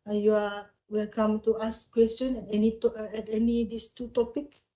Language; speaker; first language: English; non-native, local second language; Malay